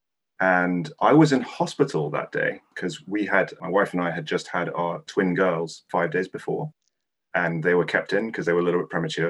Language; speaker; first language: English; non-native, local second language; Cantonese